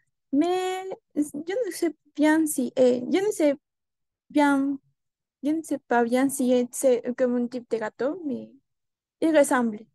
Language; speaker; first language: French; non-native, learner; Spanish